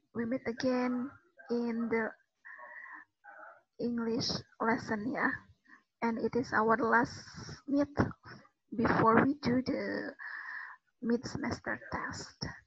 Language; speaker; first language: English; non-native, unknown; Indonesian